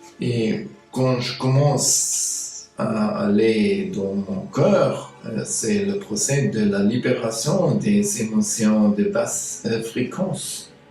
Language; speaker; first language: French; non-native, fluent; German